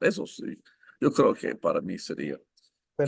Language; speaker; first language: Spanish; non-native, fluent; English